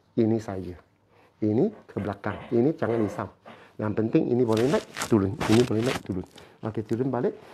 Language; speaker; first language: Malay; non-native, local second language; Chinese